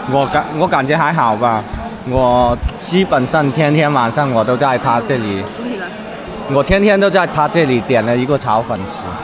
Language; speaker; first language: Chinese; non-native, fluent; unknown